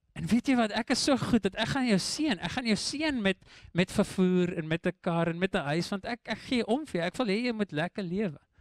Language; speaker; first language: Afrikaans; non-native, local second language; English